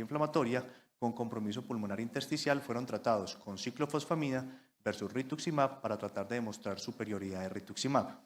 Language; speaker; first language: Spanish; native; Spanish